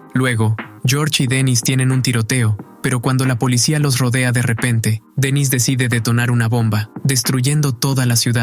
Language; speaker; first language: Spanish; native; Spanish